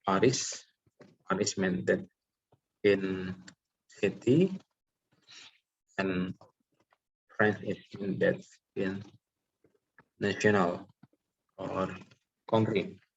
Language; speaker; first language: English; non-native, local second language; Indonesian